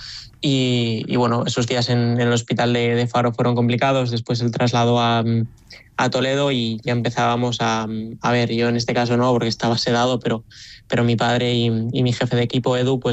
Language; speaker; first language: Spanish; native; Spanish